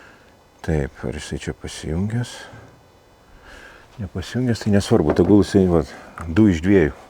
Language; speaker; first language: Lithuanian; native; Lithuanian